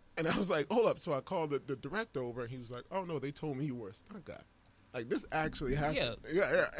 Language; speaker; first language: English; native; English